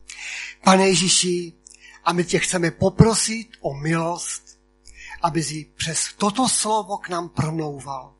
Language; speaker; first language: Czech; non-native, local second language; Polish